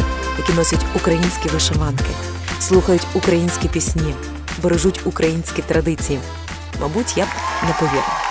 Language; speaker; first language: Ukrainian; native; Ukrainian